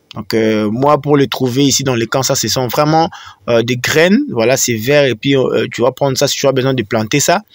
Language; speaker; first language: French; non-native, local second language; Swahili